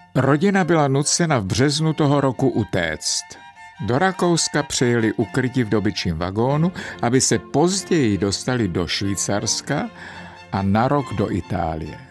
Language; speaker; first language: Czech; native; Czech